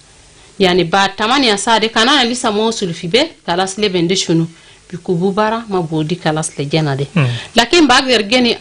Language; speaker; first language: Arabic; non-native, local second language; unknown